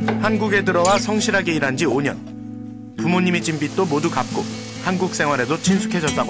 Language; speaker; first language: Korean; native; Korean